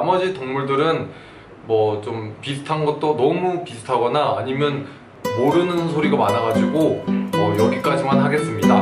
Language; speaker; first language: Korean; native; Korean